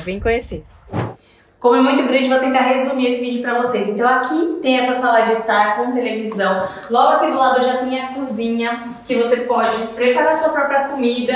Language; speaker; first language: Portuguese; native; Portuguese